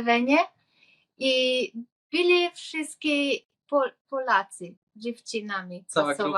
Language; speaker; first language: Polish; non-native, learner; Hungarian